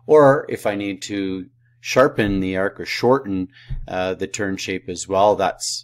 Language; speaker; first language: English; native; English